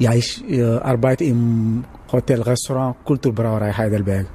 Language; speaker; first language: German; non-native, learner; Wolof